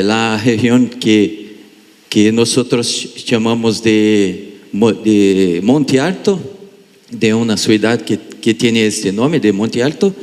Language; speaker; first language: Spanish; non-native, learner; Portuguese